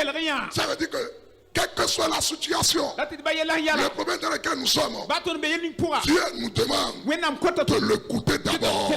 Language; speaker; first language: French; non-native, local second language; Fon